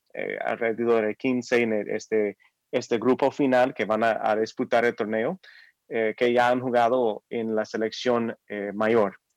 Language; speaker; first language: Spanish; non-native, fluent; English